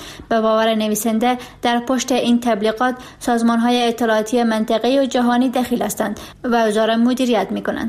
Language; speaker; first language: Persian; native; Persian